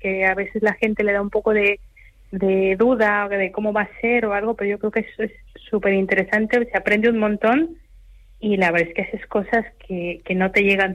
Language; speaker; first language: Spanish; native; Spanish